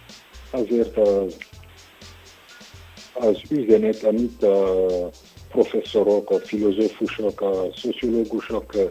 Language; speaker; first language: Hungarian; non-native, learner; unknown